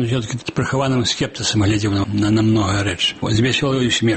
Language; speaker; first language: Belarusian; native; Belarusian